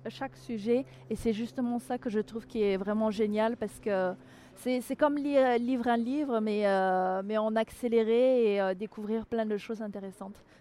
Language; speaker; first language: French; non-native, local second language; Malagasy